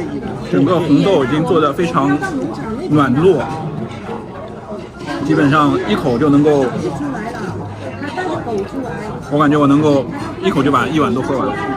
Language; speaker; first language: Chinese; native; Chinese